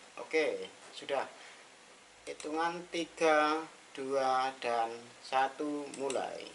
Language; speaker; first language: Indonesian; native; Indonesian